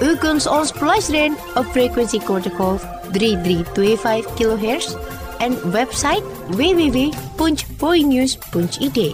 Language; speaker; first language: Dutch; non-native, fluent; Indonesian